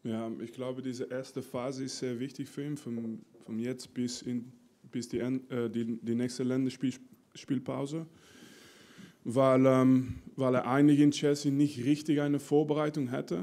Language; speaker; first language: German; non-native, fluent; French